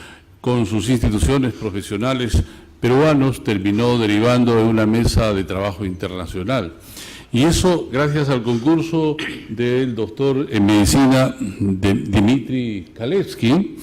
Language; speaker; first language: Spanish; native; Spanish